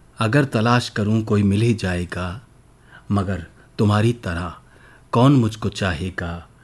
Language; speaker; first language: Hindi; native; Hindi